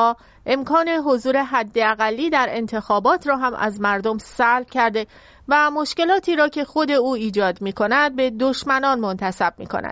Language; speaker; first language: Persian; native; Persian